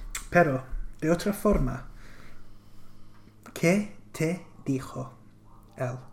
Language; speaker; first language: Spanish; non-native, fluent; English